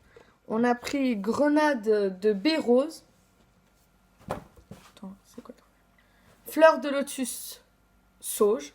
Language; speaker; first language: French; native; French